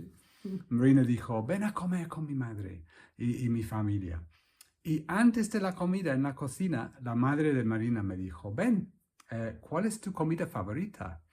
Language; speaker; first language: Spanish; non-native, fluent; English